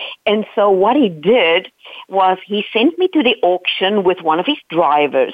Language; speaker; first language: English; non-native, local second language; Dutch